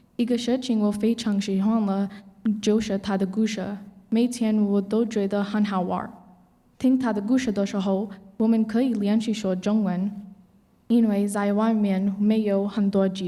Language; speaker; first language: Chinese; non-native, learner; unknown